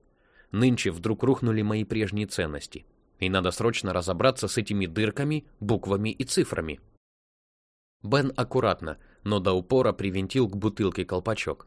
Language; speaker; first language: Russian; native; Russian